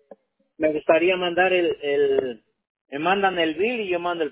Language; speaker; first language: Spanish; native; Spanish